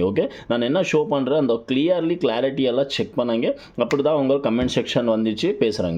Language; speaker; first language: Tamil; non-native, learner; Kannada